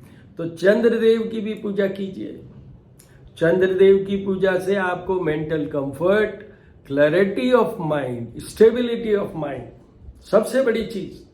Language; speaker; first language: Hindi; native; Hindi